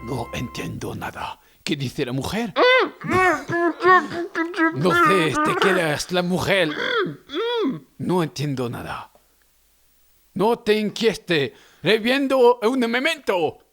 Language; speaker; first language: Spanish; non-native, learner; French